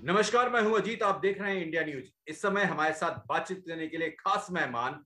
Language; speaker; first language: Hindi; native; Hindi